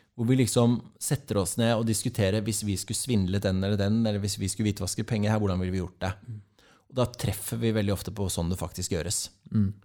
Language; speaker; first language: Norwegian; native; Norwegian